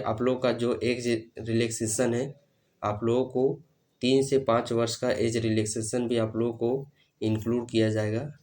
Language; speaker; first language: Hindi; native; Hindi